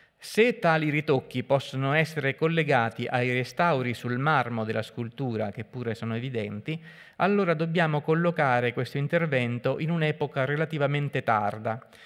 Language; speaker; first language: Italian; native; Italian